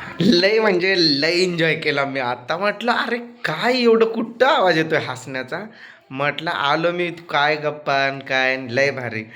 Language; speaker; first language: Marathi; native; Marathi